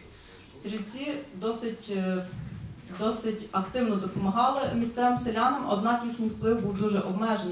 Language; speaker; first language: Ukrainian; native; Ukrainian